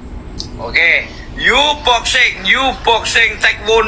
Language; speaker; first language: English; non-native, learner; Javanese